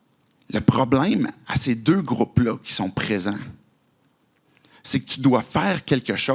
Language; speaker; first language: French; native; French